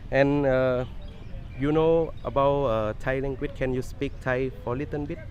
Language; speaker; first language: English; non-native, learner; Thai